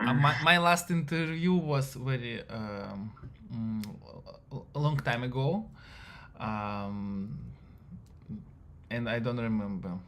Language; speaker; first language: English; non-native, learner; Russian